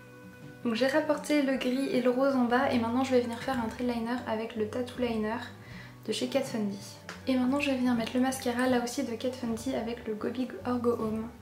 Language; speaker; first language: French; native; French